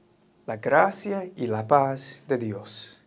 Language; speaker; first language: Spanish; non-native, fluent; English